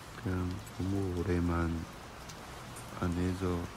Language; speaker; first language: Korean; non-native, learner; Chinese